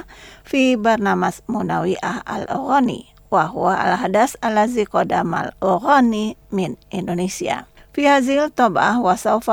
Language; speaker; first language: Arabic; non-native, learner; Indonesian